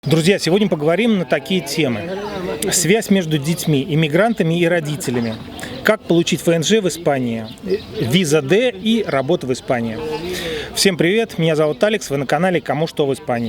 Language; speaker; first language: Russian; native; Russian